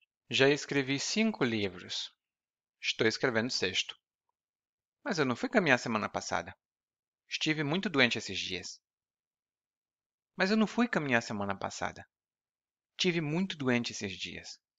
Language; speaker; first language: Portuguese; native; Portuguese